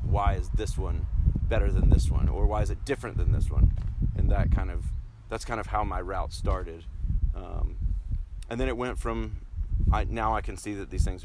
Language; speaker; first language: English; native; English